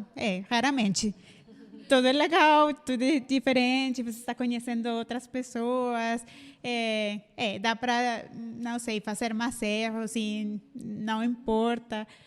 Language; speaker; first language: Portuguese; non-native, fluent; Spanish